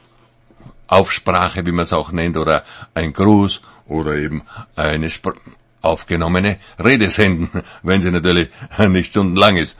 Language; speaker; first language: German; native; German